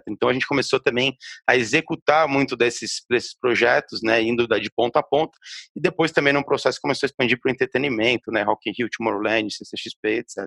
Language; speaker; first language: Portuguese; native; Portuguese